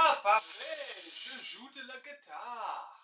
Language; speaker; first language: French; non-native, fluent; English